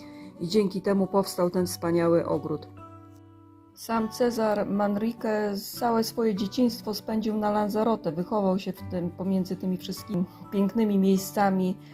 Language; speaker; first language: Polish; native; Polish